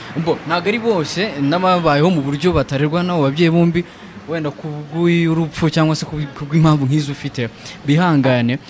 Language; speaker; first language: Kinyarwanda; native; Kinyarwanda